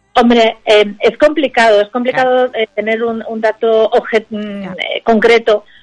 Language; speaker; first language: Spanish; native; Spanish